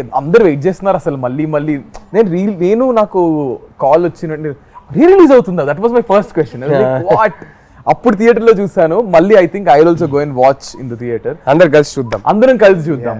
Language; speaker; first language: Telugu; native; Telugu